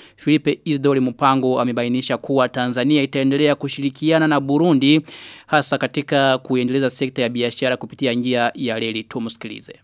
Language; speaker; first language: Swahili; non-native, local second language; Rundi